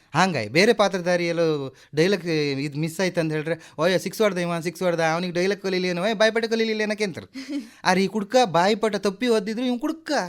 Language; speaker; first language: Kannada; native; Kannada